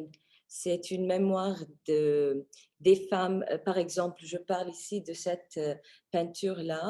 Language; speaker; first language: French; non-native, fluent; Arabic